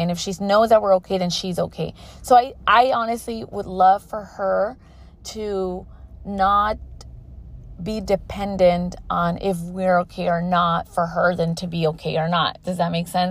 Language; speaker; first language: English; early bilingual, other home language; Spanish